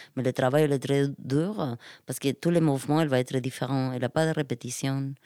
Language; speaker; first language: French; non-native, fluent; Spanish